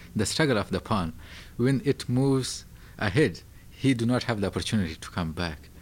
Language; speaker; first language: English; non-native, fluent; Pashto